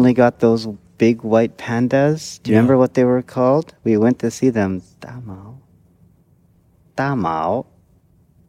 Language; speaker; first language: English; native; English